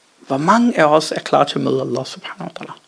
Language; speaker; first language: Danish; early bilingual, other home language; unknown